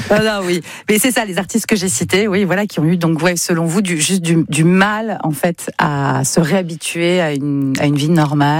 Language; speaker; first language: French; native; French